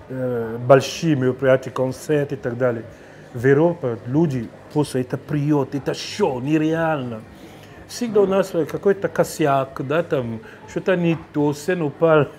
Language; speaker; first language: Russian; non-native, fluent; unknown